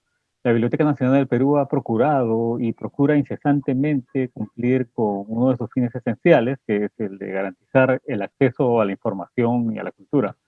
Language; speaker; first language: Spanish; native; Spanish